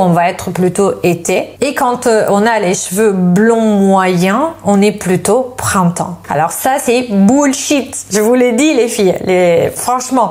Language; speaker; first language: French; non-native, fluent; Italian